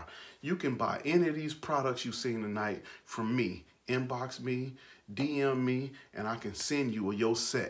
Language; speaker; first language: English; native; English